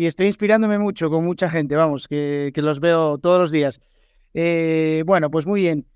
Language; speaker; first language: Spanish; native; Spanish